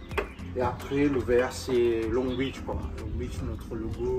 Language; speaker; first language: French; non-native, local second language; Morisyen